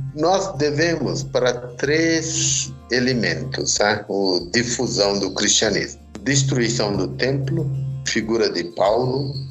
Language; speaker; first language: Portuguese; non-native, fluent; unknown